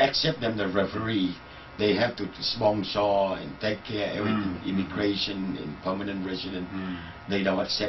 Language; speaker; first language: English; non-native, learner; Vietnamese